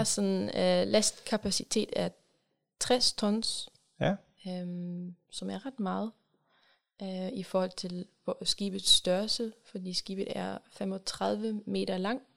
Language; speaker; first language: Danish; non-native, fluent; German